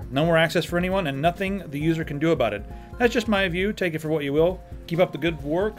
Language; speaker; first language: English; native; English